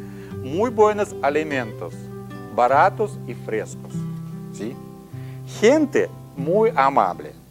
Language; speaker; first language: Spanish; non-native, learner; Russian